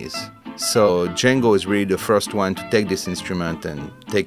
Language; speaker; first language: English; non-native, fluent; French